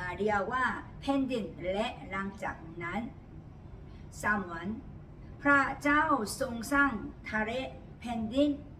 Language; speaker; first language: Thai; non-native, learner; Korean